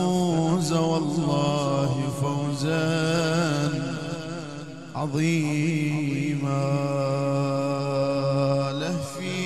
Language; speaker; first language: Arabic; native; Arabic